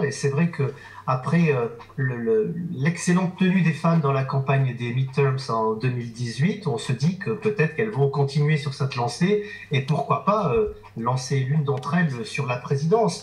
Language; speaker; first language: French; native; French